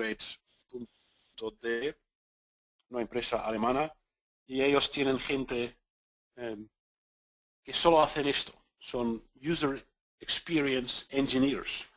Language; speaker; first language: Spanish; non-native, fluent; Dutch